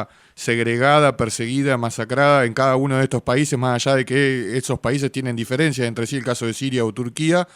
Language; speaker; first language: Spanish; native; Spanish